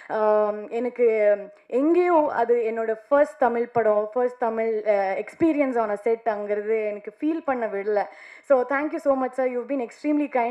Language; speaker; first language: Tamil; non-native, learner; Kannada